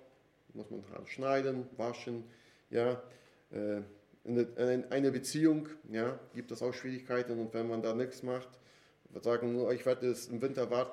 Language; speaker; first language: German; non-native, fluent; Portuguese